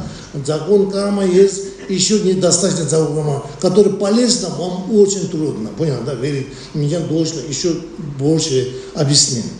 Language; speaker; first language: Russian; non-native, learner; Tibetan